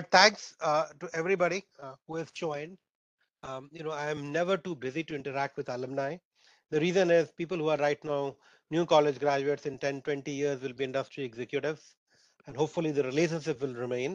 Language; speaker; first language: English; non-native, local second language; Hindi